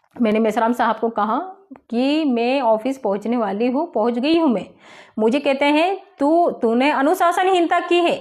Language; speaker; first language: Hindi; non-native, local second language; Marathi